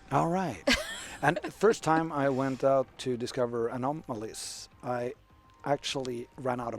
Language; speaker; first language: English; non-native, fluent; Swedish